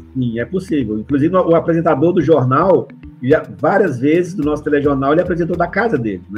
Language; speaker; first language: Portuguese; native; Portuguese